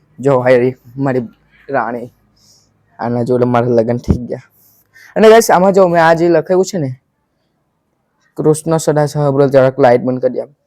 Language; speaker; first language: Gujarati; native; Gujarati